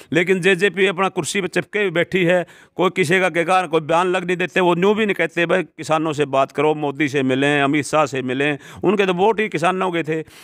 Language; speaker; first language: Hindi; native; Hindi